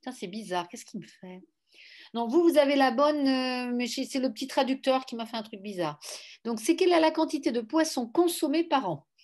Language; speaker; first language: French; native; French